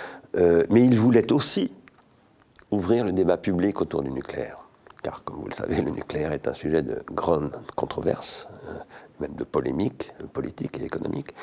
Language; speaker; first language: French; native; French